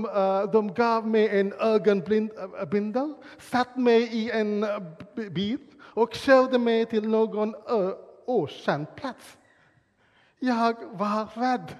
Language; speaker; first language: Swedish; non-native, fluent; English